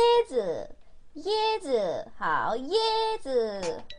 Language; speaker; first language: Chinese; non-native, fluent; Korean